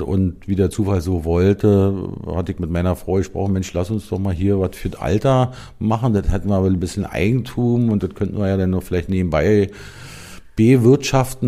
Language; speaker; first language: German; native; German